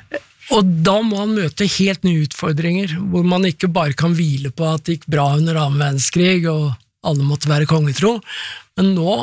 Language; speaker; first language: Norwegian; native; Norwegian